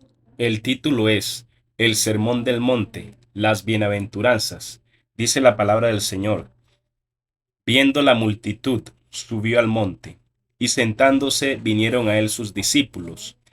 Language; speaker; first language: Spanish; native; Spanish